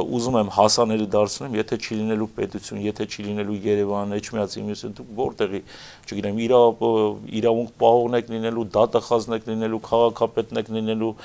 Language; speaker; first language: Armenian; native; Armenian